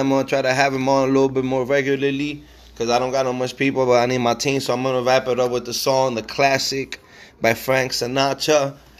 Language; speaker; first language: English; early bilingual, other home language; Spanish